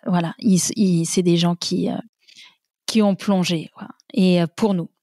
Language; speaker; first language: French; native; French